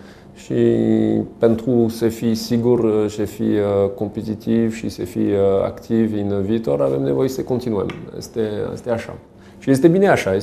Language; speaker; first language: Romanian; non-native, learner; French